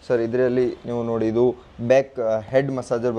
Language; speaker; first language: Kannada; non-native, local second language; Hindi